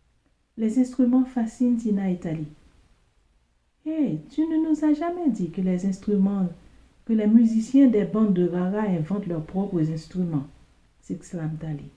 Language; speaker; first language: French; non-native, local second language; Haitian Creole